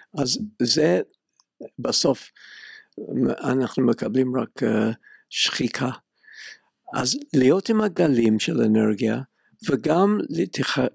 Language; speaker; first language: Hebrew; non-native, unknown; English